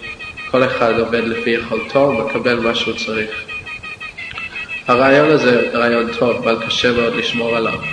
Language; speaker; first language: Hebrew; non-native, fluent; English